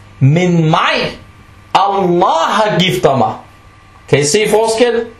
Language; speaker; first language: Danish; non-native, local second language; Arabic